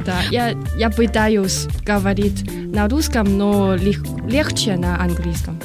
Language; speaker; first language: Russian; non-native, learner; Chinese